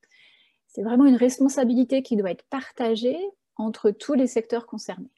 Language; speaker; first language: French; native; French